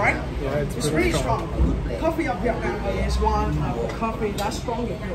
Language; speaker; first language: English; non-native, learner; Vietnamese